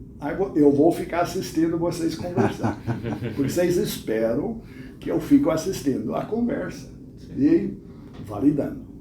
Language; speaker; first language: Portuguese; non-native, fluent; English